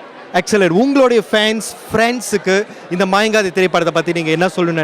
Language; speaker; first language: Tamil; native; Tamil